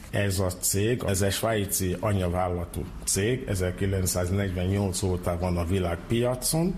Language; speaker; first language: Hungarian; non-native, fluent; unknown